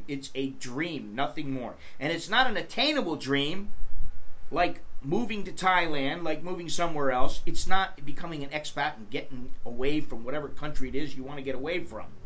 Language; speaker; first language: English; native; English